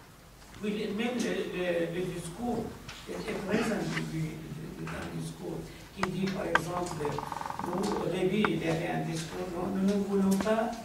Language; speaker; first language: French; non-native, fluent; Arabic